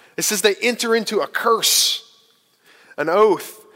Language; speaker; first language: English; native; English